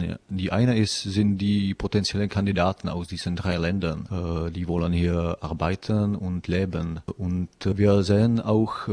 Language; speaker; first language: German; non-native, learner; Czech